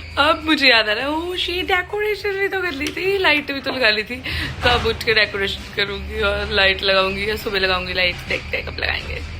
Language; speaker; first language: Hindi; native; Hindi